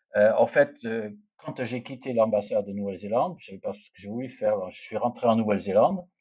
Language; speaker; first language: French; non-native, fluent; English